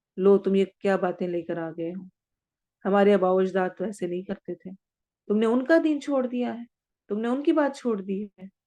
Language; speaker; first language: Urdu; native; Urdu